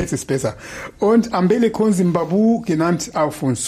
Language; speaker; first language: German; non-native, fluent; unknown